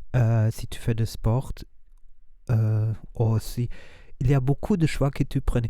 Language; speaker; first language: French; non-native, learner; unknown